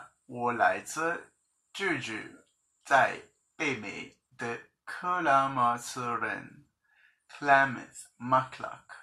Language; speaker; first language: Chinese; non-native, learner; English